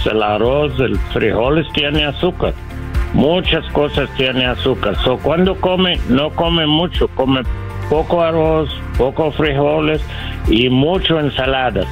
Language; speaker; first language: Spanish; non-native, learner; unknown